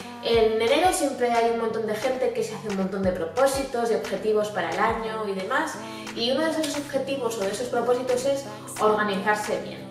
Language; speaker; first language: Spanish; native; Spanish